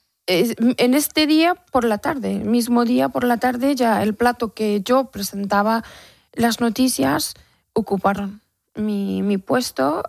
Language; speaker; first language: Spanish; non-native, learner; Persian